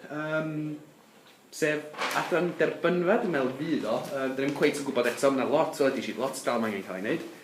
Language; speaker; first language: Welsh; native; Welsh